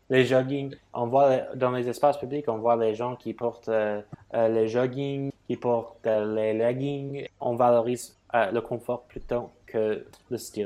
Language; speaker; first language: French; non-native, fluent; English